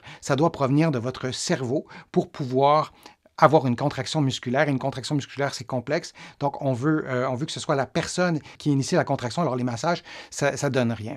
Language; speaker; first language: French; native; French